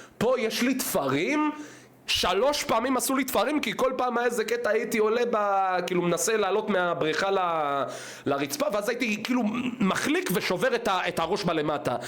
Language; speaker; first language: Hebrew; early bilingual, other home language; Russian